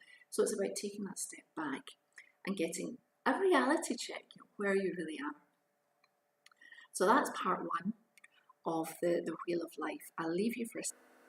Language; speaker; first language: English; native; English